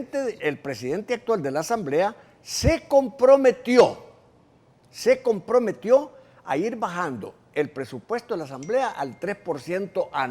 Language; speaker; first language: Spanish; native; Spanish